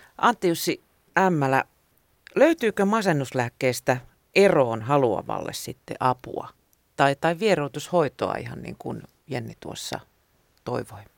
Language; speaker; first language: Finnish; native; Finnish